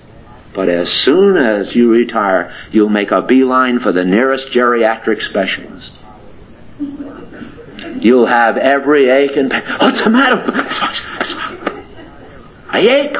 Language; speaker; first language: English; native; English